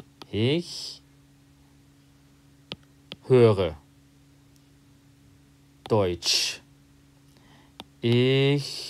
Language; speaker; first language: German; non-native, fluent; Thai